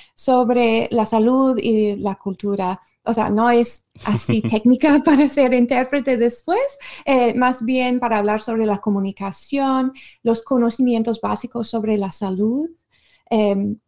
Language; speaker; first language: Spanish; non-native, fluent; English